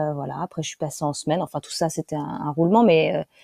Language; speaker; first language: French; native; French